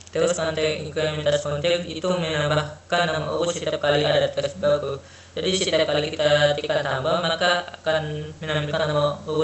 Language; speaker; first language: Indonesian; native; Indonesian